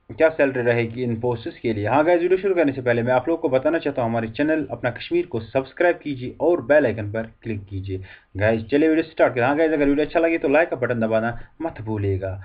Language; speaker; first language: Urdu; non-native, local second language; Kashmiri